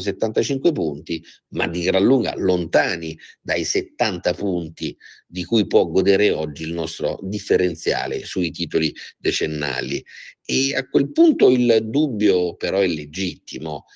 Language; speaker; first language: Italian; native; Italian